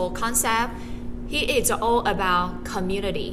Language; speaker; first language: English; non-native, fluent; Chinese